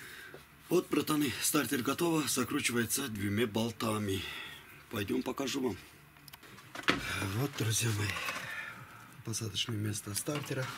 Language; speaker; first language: Russian; non-native, fluent; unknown